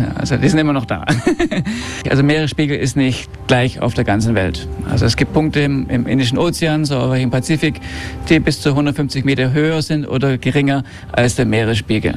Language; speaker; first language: German; non-native, fluent; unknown